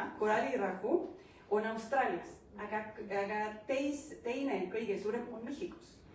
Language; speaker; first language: Estonian; non-native, learner; Spanish